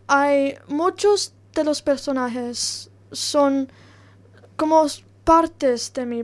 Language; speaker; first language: Spanish; non-native, learner; Italian